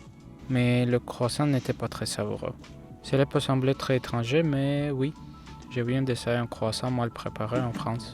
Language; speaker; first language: French; non-native, learner; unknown